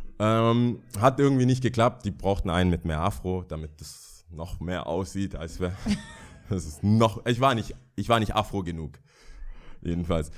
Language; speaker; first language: German; early bilingual, other home language; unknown